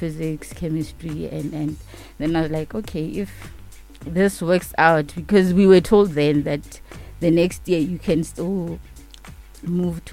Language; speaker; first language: English; non-native, local second language; Northern Sotho